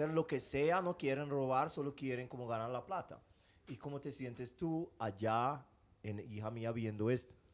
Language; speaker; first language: Spanish; non-native, fluent; English